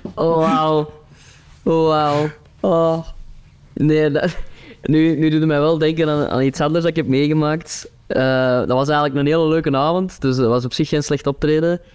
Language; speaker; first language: Dutch; native; Dutch